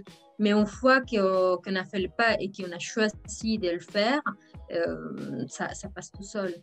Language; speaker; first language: French; non-native, fluent; Spanish